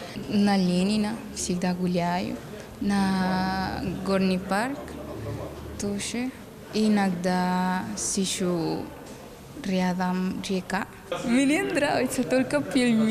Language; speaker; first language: Russian; non-native, learner; Spanish